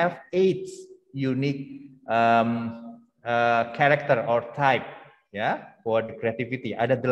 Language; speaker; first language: English; non-native, fluent; Indonesian